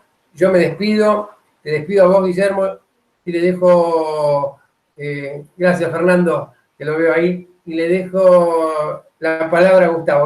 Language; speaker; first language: Spanish; native; Spanish